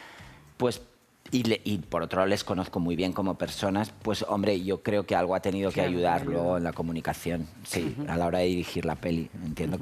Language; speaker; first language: Spanish; native; Spanish